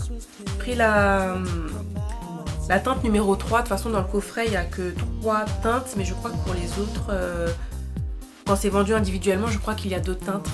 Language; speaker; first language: French; native; French